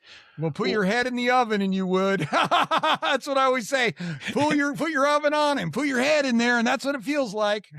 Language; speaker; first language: English; native; English